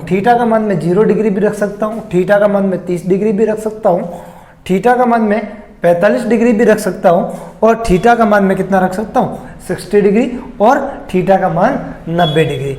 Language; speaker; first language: Hindi; native; Hindi